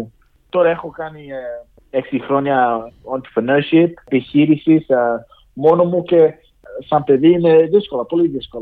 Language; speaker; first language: Greek; early bilingual, heritage; English